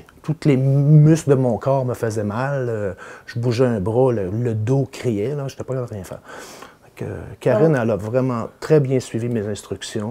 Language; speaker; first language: French; native; French